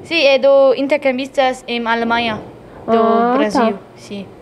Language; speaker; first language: Portuguese; non-native, learner; German